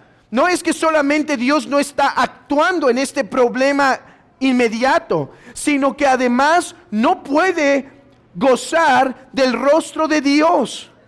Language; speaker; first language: Spanish; native; Spanish